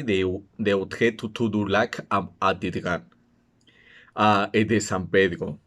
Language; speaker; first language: French; non-native, learner; Spanish